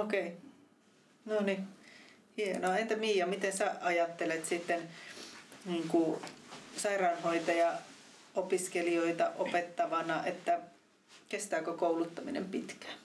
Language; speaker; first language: Finnish; native; Finnish